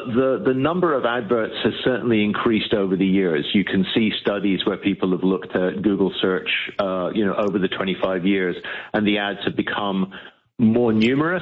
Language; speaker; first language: English; native; English